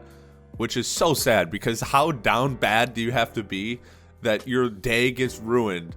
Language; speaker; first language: English; native; English